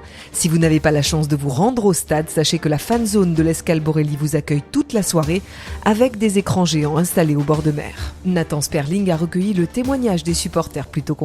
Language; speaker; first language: French; native; French